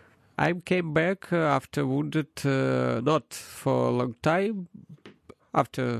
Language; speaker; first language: English; non-native, learner; Ukrainian